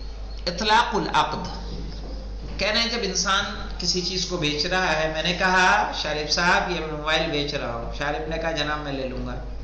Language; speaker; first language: Urdu; native; Urdu